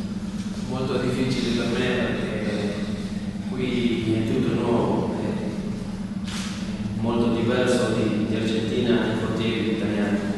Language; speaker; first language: Italian; non-native, learner; Spanish